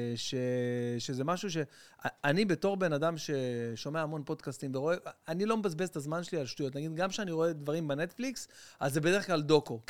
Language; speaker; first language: Hebrew; native; Hebrew